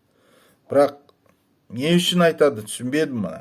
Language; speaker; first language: Kazakh; non-native, local second language; Russian